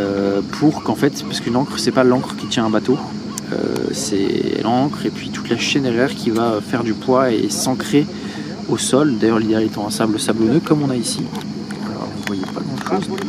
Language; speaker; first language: French; native; French